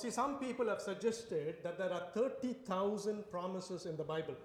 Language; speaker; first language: English; non-native, local second language; Tamil